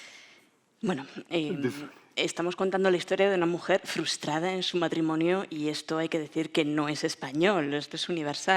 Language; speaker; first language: Spanish; native; Spanish